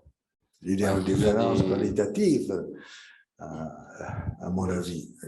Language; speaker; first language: French; non-native, fluent; Italian